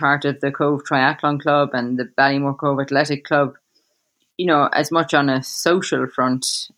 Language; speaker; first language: English; native; English